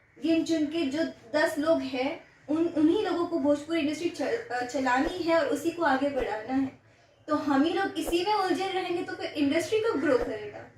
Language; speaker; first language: Hindi; non-native, local second language; Gujarati